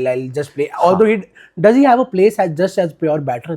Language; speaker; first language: English; non-native, local second language; Hindi